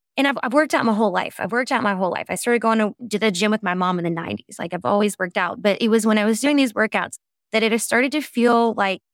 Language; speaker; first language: English; native; English